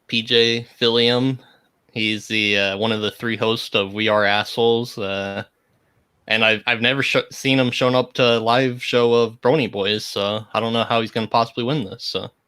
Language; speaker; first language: English; native; English